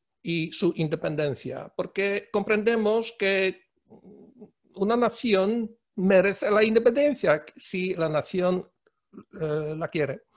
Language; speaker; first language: Spanish; non-native, fluent; Polish